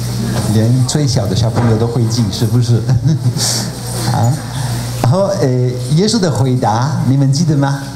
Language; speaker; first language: Chinese; non-native, fluent; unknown